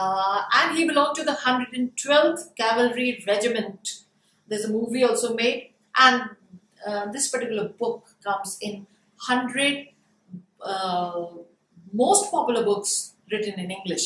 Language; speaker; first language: English; non-native, local second language; Hindi